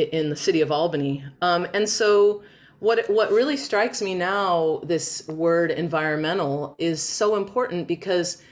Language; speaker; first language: English; native; English